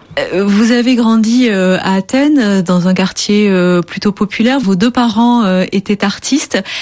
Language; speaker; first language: French; native; French